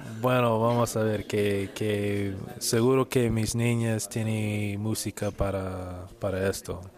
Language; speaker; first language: Spanish; non-native, learner; English